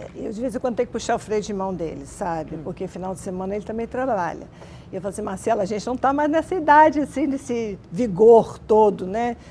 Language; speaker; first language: Portuguese; native; Portuguese